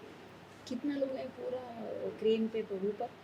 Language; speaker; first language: Hindi; non-native, local second language; Telugu